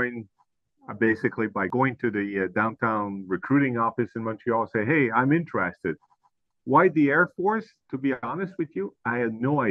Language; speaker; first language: English; non-native, fluent; French